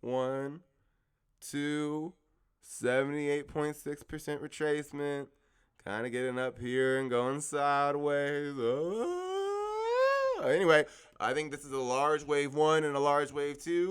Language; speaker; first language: English; native; English